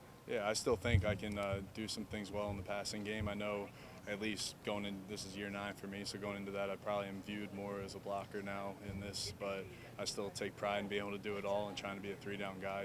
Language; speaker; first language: English; native; English